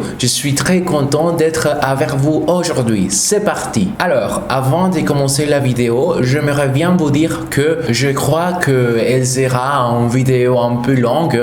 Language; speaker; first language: French; non-native, fluent; Spanish